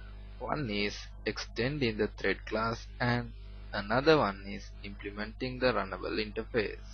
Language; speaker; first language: English; non-native, learner; Sinhala